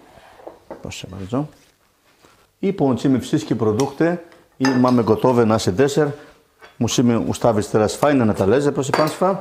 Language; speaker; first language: Polish; non-native, learner; Greek